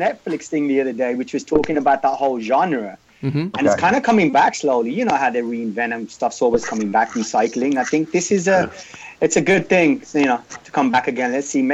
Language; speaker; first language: English; native; English